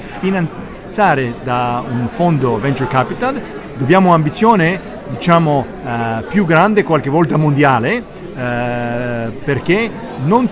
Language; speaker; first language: Italian; non-native, learner; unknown